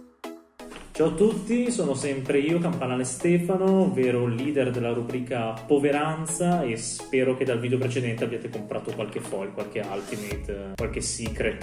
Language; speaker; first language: Italian; native; Italian